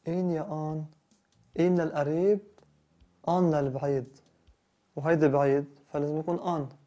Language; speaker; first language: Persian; non-native, fluent; Arabic